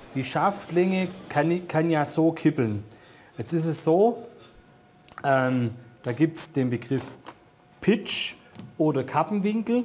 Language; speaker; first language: German; native; German